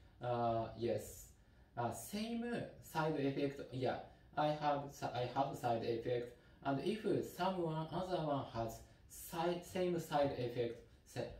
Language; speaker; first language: English; non-native, learner; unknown